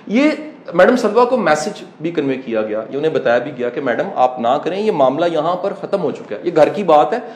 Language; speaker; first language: Urdu; non-native, local second language; Punjabi